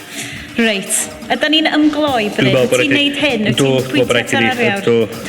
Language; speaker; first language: Welsh; native; Welsh